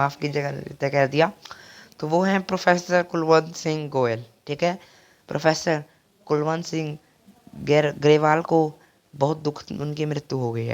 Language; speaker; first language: Hindi; native; Hindi